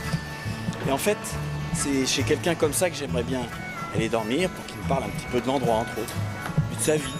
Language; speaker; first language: French; native; French